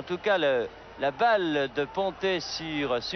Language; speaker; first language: French; native; French